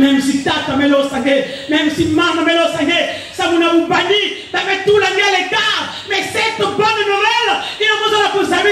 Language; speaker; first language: French; non-native, local second language; Lingala